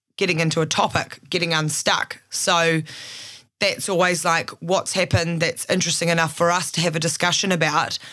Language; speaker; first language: English; native; English